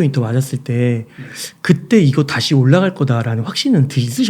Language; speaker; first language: Korean; native; Korean